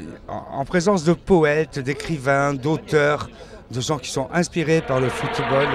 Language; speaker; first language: French; native; French